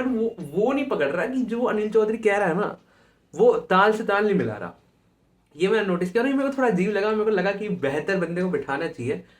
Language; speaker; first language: Hindi; native; Hindi